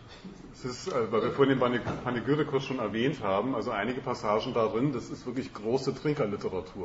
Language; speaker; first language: German; native; German